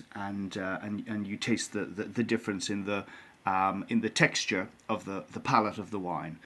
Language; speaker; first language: English; native; English